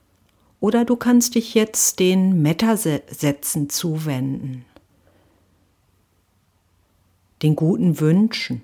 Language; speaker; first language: German; native; German